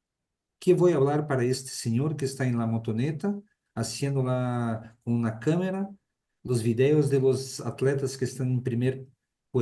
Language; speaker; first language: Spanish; non-native, learner; Portuguese